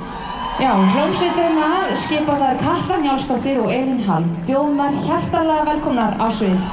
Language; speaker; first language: Icelandic; native; Icelandic